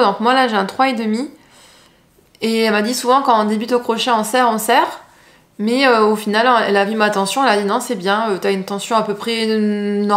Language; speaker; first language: French; native; French